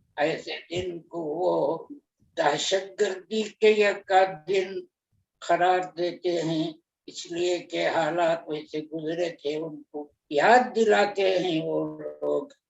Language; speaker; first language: Urdu; native; Urdu